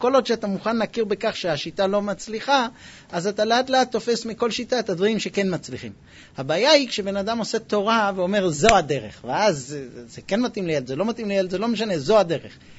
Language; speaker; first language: Hebrew; non-native, fluent; English